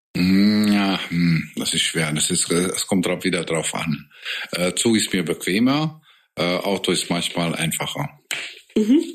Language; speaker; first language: German; non-native, fluent; Hungarian